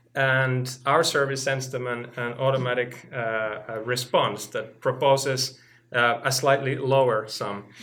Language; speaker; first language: English; non-native, fluent; Finnish